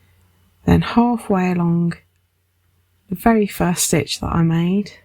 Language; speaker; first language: English; native; English